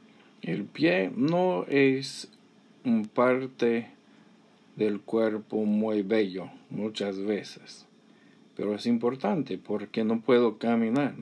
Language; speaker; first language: Spanish; non-native, fluent; English